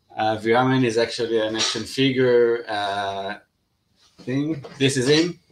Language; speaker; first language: English; non-native, fluent; Hebrew